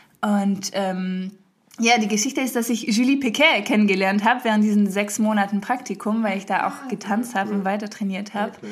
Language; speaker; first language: German; early bilingual, heritage; German